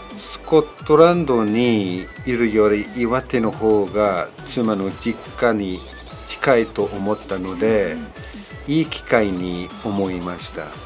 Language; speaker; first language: Japanese; non-native, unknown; English